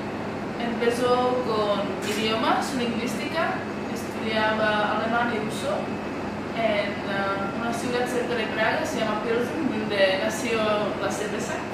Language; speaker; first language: Spanish; non-native, learner; Czech